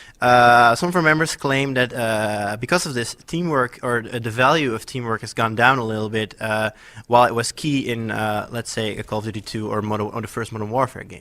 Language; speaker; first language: English; non-native, fluent; Dutch